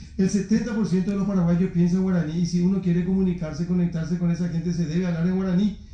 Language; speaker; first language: Spanish; native; Spanish